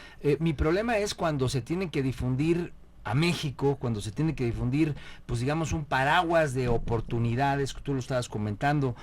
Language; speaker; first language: Spanish; native; Spanish